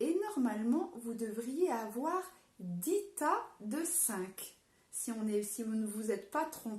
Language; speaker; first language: French; native; French